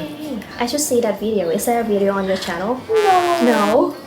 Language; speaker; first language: English; early bilingual, other home language; Thai